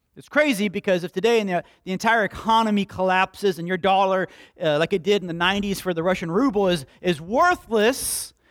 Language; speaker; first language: English; native; English